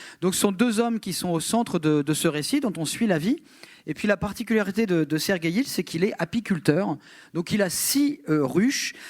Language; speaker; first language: French; native; French